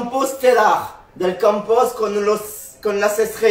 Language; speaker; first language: Spanish; non-native, learner; French